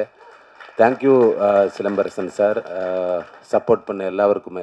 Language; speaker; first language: Tamil; non-native, learner; Malayalam